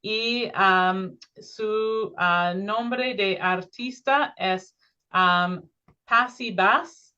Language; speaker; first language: Spanish; non-native, fluent; English